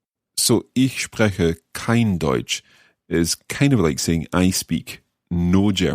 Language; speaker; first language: German; non-native, learner; English